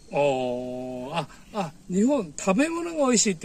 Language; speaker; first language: Japanese; native; Japanese